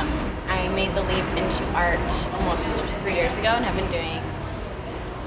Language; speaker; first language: English; native; English